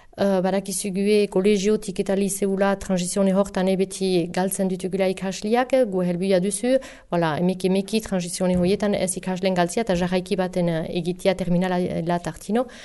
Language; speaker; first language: Basque; native; Basque